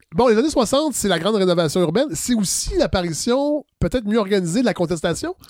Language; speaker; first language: French; native; French